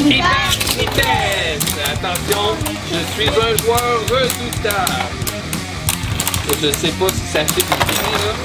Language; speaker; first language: French; native; French